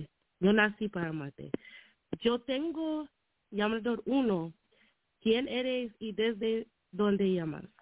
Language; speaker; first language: Spanish; non-native, learner; English